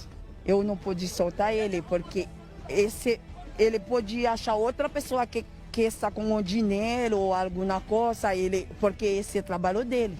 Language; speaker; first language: Portuguese; non-native, learner; Haitian Creole